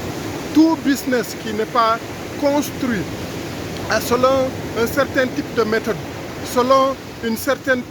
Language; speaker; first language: French; non-native, local second language; Wolof